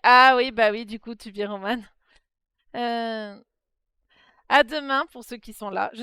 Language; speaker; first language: French; native; French